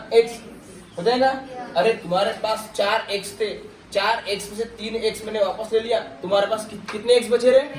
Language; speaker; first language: Hindi; non-native, local second language; Marathi